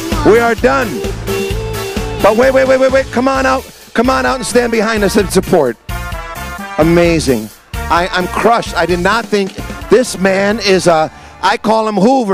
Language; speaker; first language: English; native; English